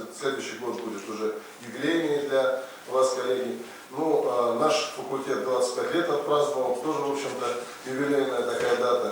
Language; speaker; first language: Russian; native; Russian